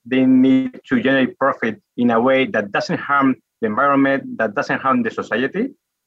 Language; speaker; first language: English; non-native, fluent; Spanish